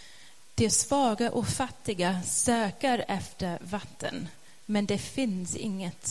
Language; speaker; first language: Swedish; non-native, fluent; English